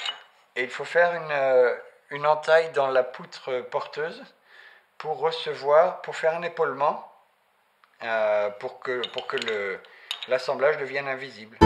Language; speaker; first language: French; native; French